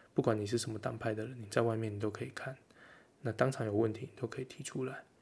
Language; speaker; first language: Chinese; native; Chinese